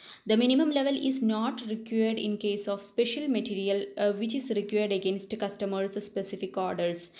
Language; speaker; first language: English; non-native, local second language; Malayalam